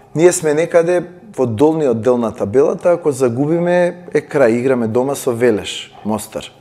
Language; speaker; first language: Macedonian; native; Macedonian